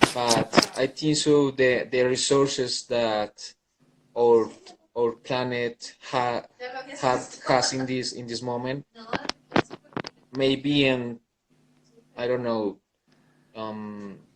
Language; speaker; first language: English; non-native, learner; Spanish